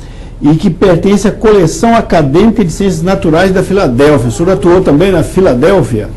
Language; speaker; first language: Portuguese; native; Portuguese